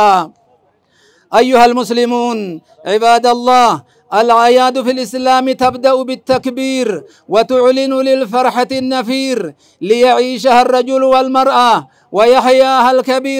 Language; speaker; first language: Arabic; non-native, fluent; Oromo